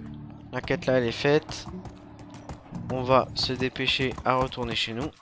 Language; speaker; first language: French; native; French